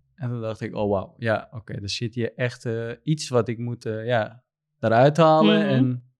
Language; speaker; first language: Dutch; non-native, fluent; Turkish